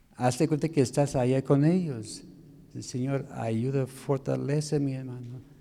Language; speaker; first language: Spanish; non-native, fluent; English